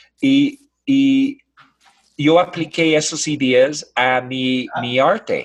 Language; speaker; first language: Spanish; non-native, fluent; English